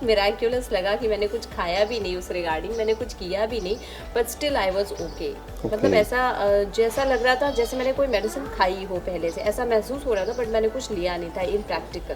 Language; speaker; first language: Hindi; native; Hindi